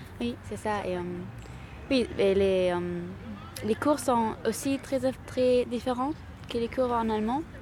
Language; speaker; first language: French; non-native, learner; German